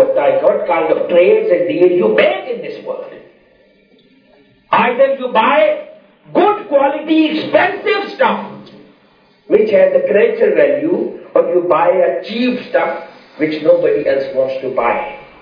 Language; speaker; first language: English; non-native, local second language; Urdu